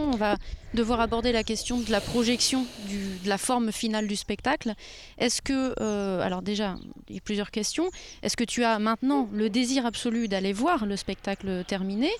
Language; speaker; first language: French; native; French